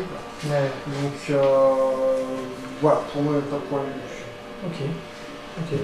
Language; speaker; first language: French; native; French